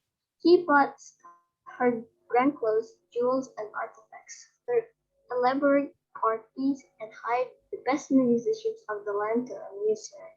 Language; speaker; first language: English; non-native, learner; Indonesian